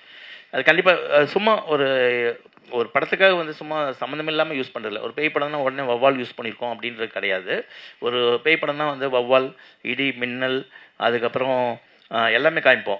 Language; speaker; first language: Tamil; native; Tamil